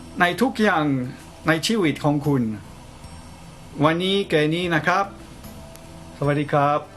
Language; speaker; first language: Thai; non-native, fluent; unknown